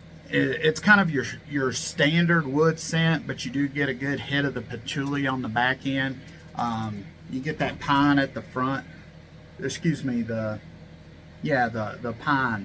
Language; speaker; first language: English; native; English